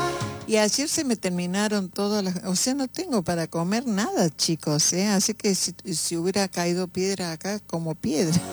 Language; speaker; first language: Spanish; native; Spanish